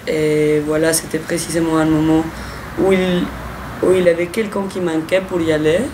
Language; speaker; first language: French; non-native, fluent; Spanish